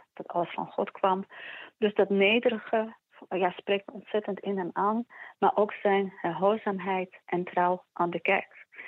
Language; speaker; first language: Dutch; early bilingual, other home language; Polish